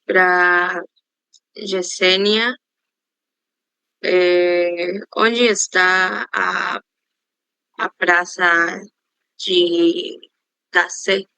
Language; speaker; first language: Portuguese; non-native, learner; Spanish